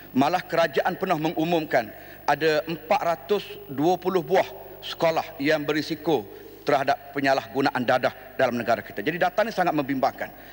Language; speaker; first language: Malay; native; Malay